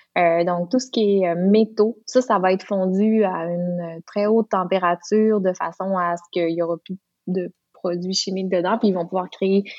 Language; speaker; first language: French; native; French